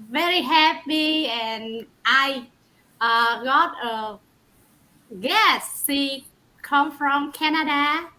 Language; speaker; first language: English; non-native, learner; Vietnamese